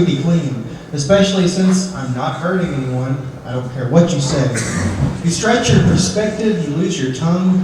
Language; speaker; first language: English; native; English